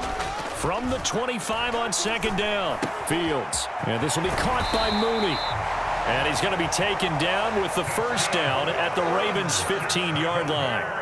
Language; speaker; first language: English; native; English